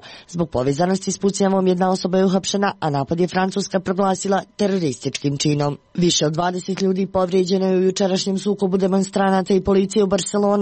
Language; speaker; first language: Croatian; native; Croatian